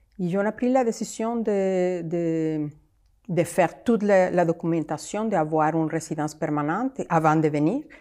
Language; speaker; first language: French; non-native, fluent; Spanish